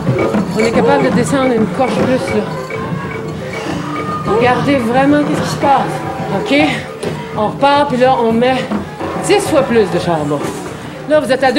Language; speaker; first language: French; native; French